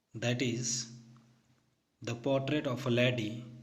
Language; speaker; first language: English; non-native, local second language; Hindi